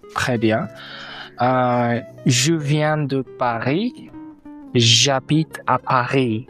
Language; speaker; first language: French; non-native, fluent; Uzbek